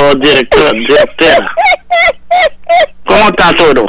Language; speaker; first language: Spanish; non-native, learner; Haitian Creole